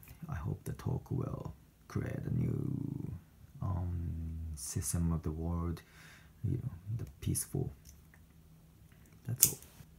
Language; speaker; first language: English; non-native, fluent; Japanese